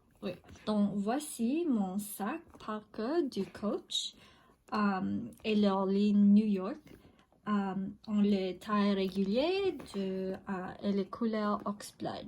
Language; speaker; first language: French; non-native, learner; English